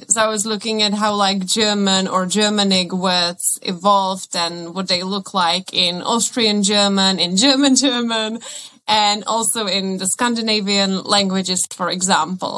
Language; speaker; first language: English; non-native, fluent; Czech